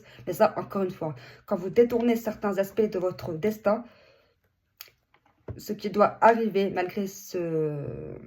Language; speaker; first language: French; native; French